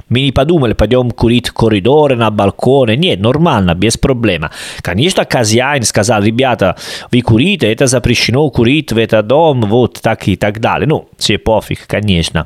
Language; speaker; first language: Russian; non-native, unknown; Italian